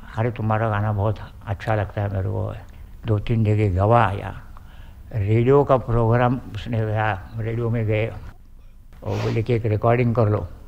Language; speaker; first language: Hindi; non-native, local second language; Marathi